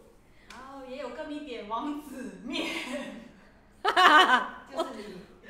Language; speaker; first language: Chinese; native; Chinese